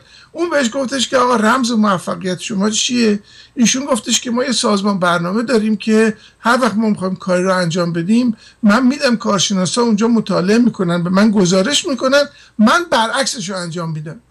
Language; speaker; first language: Persian; native; Persian